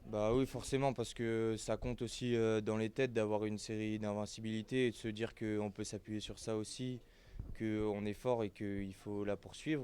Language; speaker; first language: French; native; French